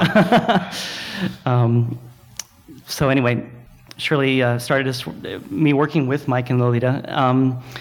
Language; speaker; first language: English; native; English